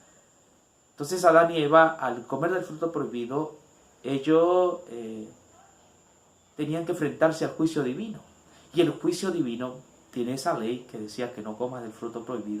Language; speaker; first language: Spanish; native; Spanish